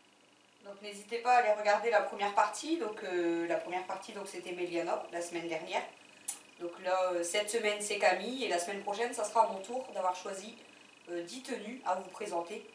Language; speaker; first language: French; native; French